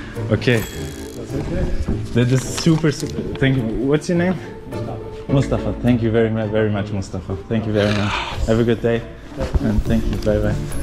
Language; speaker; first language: English; non-native, fluent; German